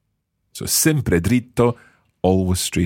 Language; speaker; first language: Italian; non-native, fluent; English